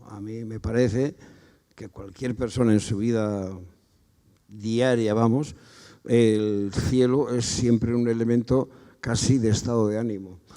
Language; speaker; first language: Spanish; non-native, local second language; Basque